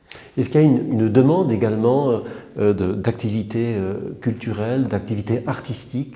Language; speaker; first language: French; native; French